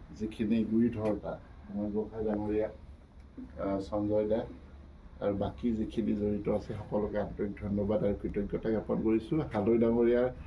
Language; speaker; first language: Assamese; native; Assamese